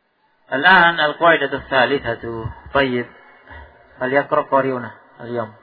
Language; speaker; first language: Arabic; non-native, fluent; Indonesian